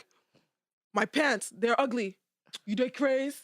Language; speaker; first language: English; native; English